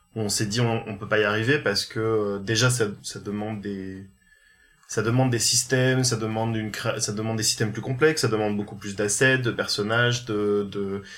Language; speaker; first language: French; native; French